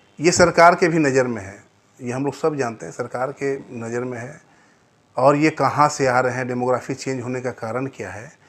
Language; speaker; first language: Hindi; native; Hindi